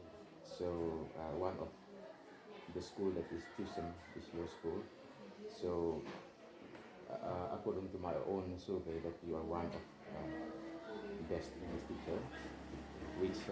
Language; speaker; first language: English; non-native, learner; Indonesian